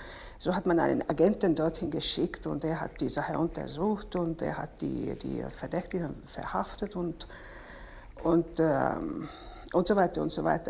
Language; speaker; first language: German; non-native, fluent; Finnish